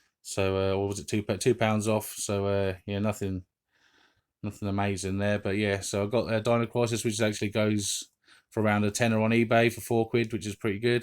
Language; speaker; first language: English; native; English